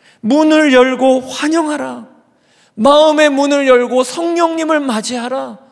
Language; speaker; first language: Korean; native; Korean